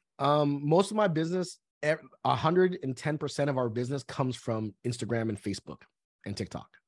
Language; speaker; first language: English; early bilingual, other home language; Vietnamese